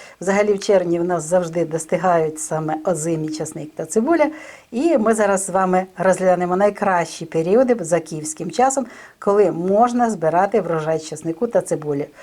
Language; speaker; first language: Ukrainian; native; Ukrainian